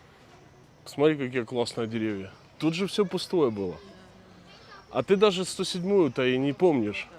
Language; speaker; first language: Russian; native; Russian